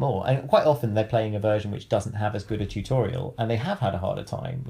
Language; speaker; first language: English; native; English